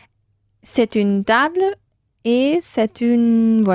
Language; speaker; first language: French; non-native, learner; Spanish